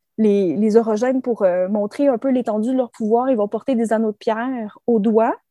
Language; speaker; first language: French; native; French